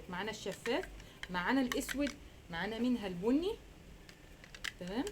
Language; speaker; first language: Arabic; native; Arabic